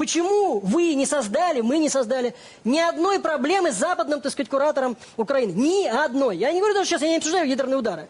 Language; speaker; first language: Russian; native; Russian